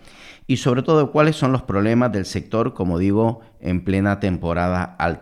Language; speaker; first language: Spanish; native; Spanish